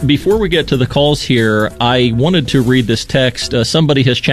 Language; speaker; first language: English; native; English